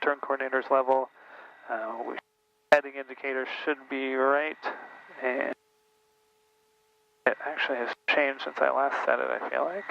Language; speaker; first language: English; native; English